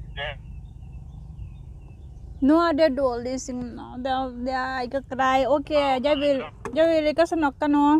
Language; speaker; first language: Norwegian; non-native, learner; Thai